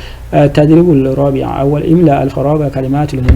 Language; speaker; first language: Arabic; non-native, fluent; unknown